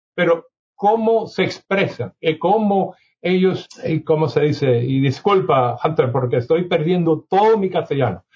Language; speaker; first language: Spanish; native; Spanish